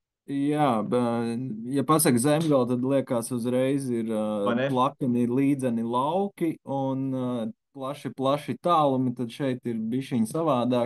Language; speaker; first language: Latvian; native; Latvian